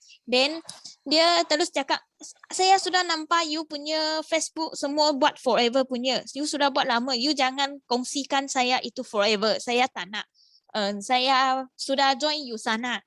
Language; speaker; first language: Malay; non-native, local second language; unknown